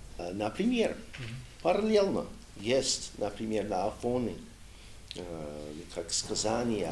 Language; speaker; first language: Russian; non-native, learner; English